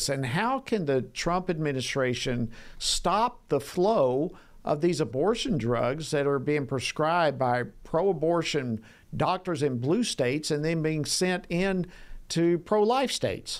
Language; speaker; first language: English; native; English